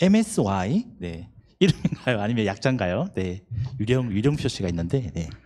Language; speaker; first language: Korean; native; Korean